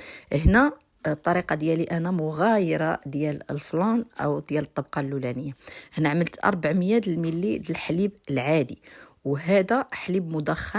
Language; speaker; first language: Arabic; native; Arabic